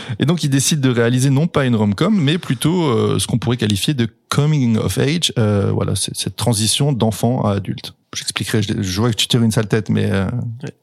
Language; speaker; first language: French; native; French